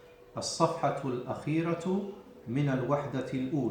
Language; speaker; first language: Arabic; non-native, fluent; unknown